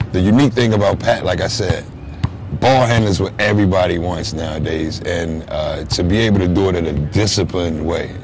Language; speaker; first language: English; native; English